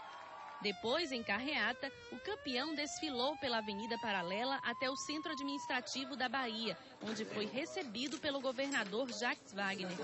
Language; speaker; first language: Portuguese; native; Portuguese